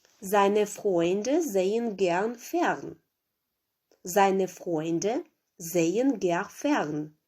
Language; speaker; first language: German; non-native, fluent; Ukrainian